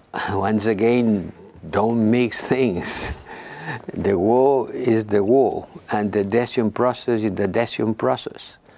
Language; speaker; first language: English; non-native, fluent; Spanish